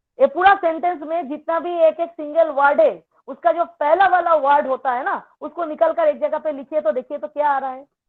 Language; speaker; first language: Hindi; non-native, local second language; Bangla